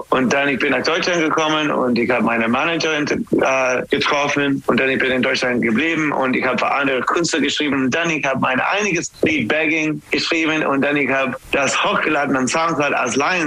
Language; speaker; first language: German; non-native, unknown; English